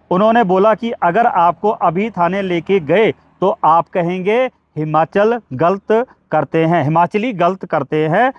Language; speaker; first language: Hindi; non-native, local second language; Punjabi